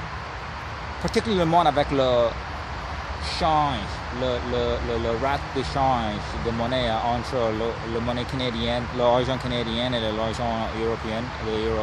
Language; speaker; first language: French; non-native, learner; English